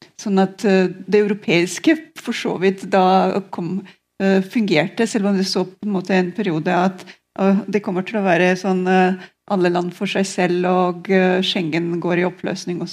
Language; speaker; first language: Norwegian; non-native, fluent; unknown